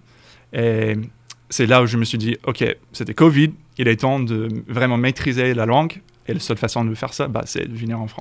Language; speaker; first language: French; non-native, fluent; English